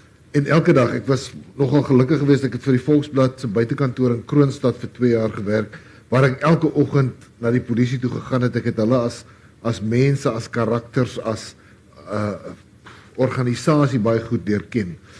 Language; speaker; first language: Afrikaans; native; Afrikaans